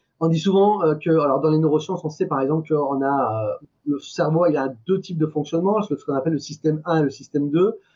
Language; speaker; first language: French; non-native, fluent; Persian